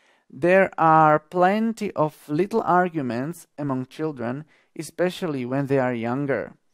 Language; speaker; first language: English; non-native, fluent; Slovak